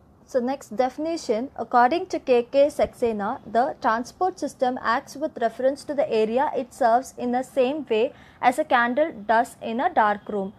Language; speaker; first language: English; non-native, local second language; Tamil